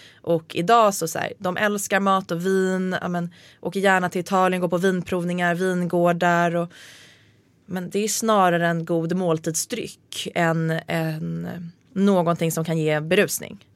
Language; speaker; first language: Swedish; native; Swedish